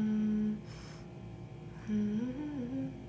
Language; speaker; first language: Korean; early bilingual, heritage; English